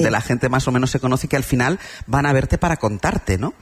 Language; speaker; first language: Spanish; native; Spanish